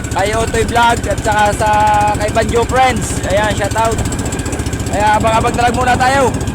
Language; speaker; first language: Filipino; native; Filipino